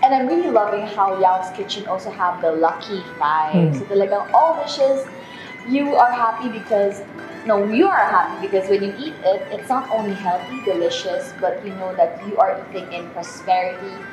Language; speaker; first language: English; non-native, local second language; Filipino